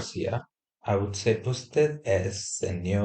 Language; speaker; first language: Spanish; non-native, fluent; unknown